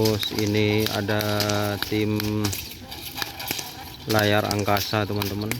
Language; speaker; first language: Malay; non-native, local second language; Madurese